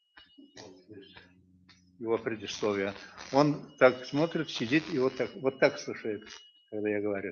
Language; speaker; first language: Russian; non-native, local second language; Bashkir